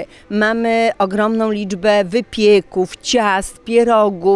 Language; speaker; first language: Polish; native; Polish